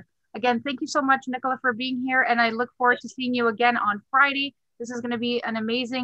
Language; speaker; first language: English; native; English